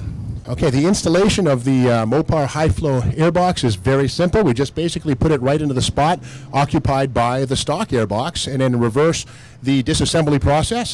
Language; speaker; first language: English; native; English